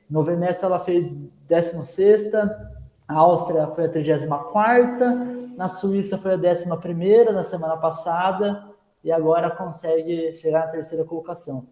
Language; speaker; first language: Portuguese; native; Portuguese